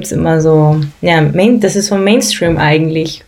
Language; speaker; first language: German; early bilingual, other home language; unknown